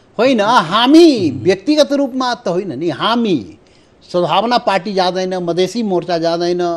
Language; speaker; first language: Nepali; non-native, local second language; Maithili